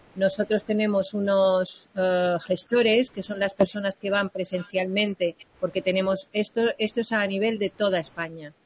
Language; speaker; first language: Spanish; native; Spanish